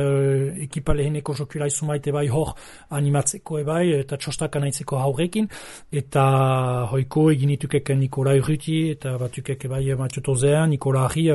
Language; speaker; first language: Basque; native; Basque